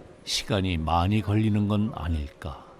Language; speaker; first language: Korean; native; Korean